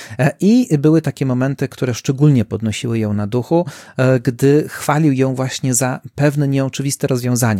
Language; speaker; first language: Polish; native; Polish